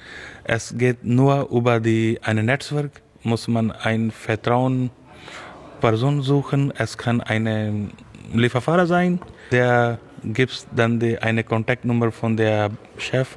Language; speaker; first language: German; non-native, learner; Urdu